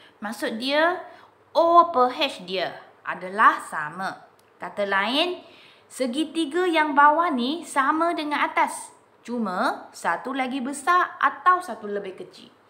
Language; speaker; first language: Malay; non-native, local second language; Chinese